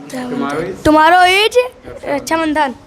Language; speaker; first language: English; non-native, learner; Hindi